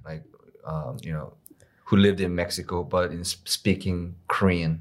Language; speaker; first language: English; non-native, learner; Korean